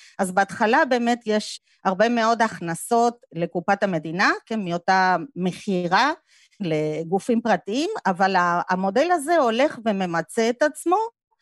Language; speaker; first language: Hebrew; non-native, fluent; Spanish